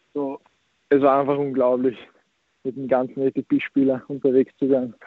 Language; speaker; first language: German; early bilingual, other home language; Croatian